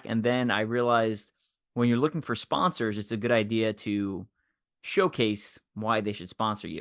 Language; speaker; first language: English; native; English